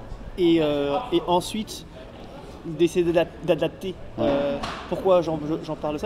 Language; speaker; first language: French; native; French